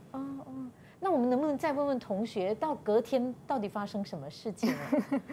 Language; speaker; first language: Chinese; native; Chinese